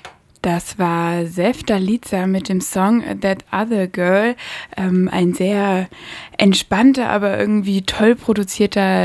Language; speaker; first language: German; native; German